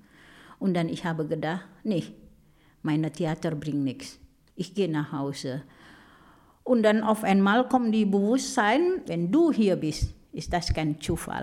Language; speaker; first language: German; non-native, learner; Indonesian